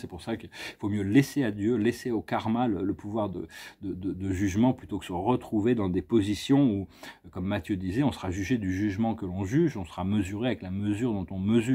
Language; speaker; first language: French; native; French